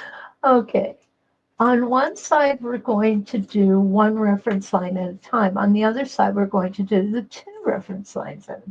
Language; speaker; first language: English; native; English